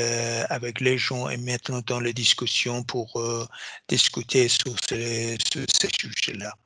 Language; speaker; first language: French; non-native, fluent; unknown